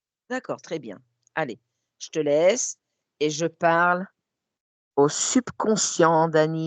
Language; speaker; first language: French; native; French